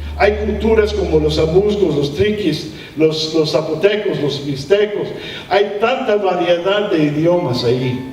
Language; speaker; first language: Spanish; early bilingual, heritage; English